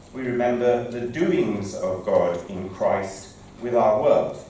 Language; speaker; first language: English; native; English